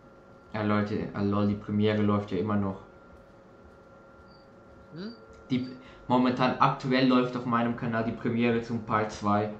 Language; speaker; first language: German; native; German